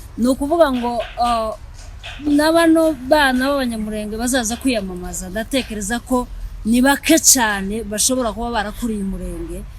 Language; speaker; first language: Kinyarwanda; native; Kinyarwanda